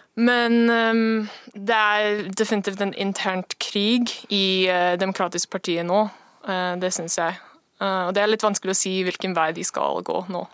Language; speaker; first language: Norwegian; non-native, fluent; English